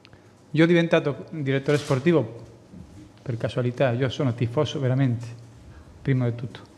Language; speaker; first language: Italian; non-native, fluent; Spanish